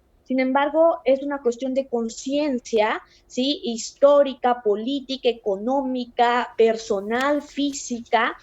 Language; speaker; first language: Spanish; native; Spanish